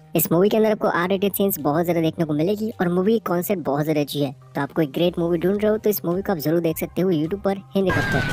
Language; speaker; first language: Hindi; native; Hindi